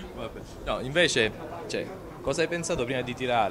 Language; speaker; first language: Italian; native; Italian